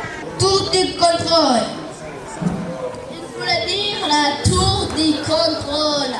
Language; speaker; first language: French; non-native, learner; Kinyarwanda